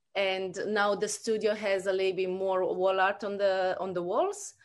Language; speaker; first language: English; non-native, fluent; Romanian